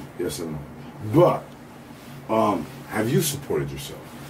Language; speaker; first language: English; early bilingual, other home language; Spanish